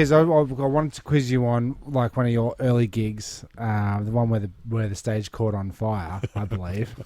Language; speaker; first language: English; native; English